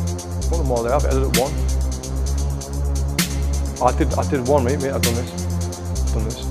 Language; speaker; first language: English; native; English